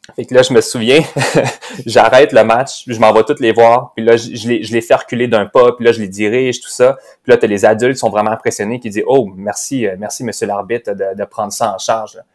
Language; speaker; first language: French; native; French